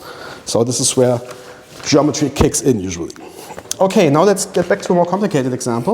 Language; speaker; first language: English; non-native, fluent; German